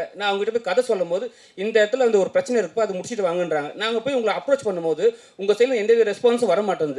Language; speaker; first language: Tamil; native; Tamil